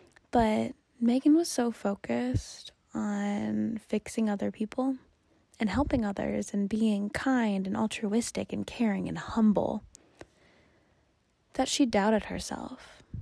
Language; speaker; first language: English; native; English